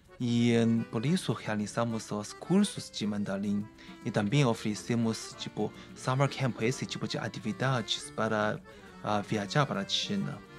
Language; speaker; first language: Portuguese; non-native, fluent; Chinese